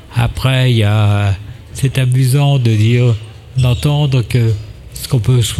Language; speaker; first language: French; native; French